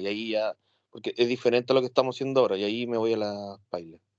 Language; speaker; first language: Spanish; native; Spanish